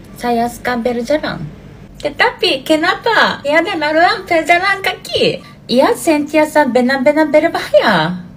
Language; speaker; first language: Malay; non-native, learner; Japanese